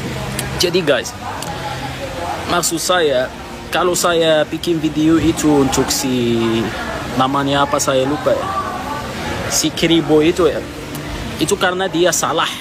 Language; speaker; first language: Indonesian; non-native, fluent; Arabic